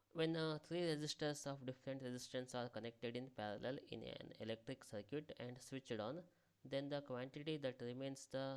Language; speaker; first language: English; non-native, local second language; Kannada